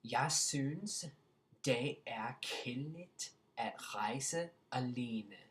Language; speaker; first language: Danish; non-native, fluent; English